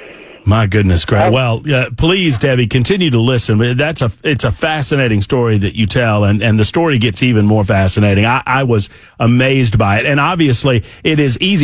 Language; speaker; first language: English; native; English